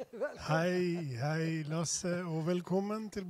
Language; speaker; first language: Swedish; non-native, fluent; Albanian